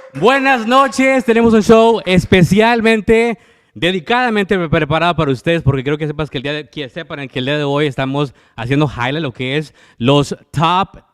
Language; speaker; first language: Spanish; early bilingual, heritage; Spanish